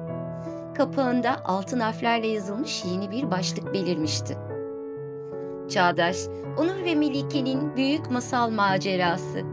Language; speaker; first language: Turkish; native; Turkish